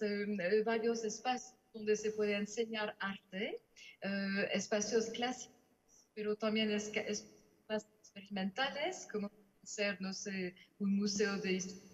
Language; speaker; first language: Spanish; non-native, fluent; French